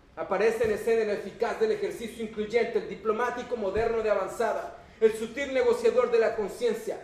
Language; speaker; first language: Spanish; native; Spanish